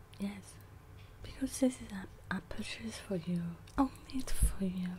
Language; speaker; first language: English; non-native, learner; Cantonese